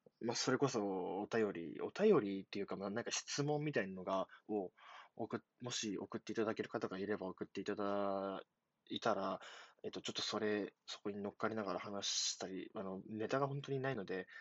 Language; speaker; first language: Japanese; native; Japanese